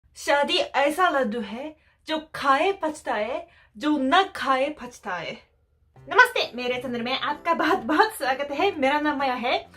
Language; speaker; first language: Hindi; non-native, fluent; Japanese